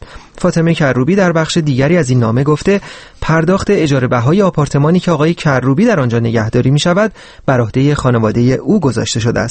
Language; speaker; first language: Persian; native; Persian